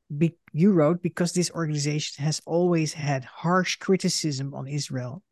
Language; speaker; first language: English; non-native, fluent; Dutch